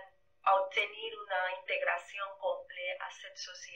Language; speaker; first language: French; non-native, fluent; Spanish